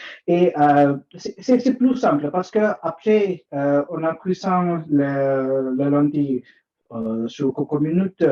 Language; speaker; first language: French; non-native, learner; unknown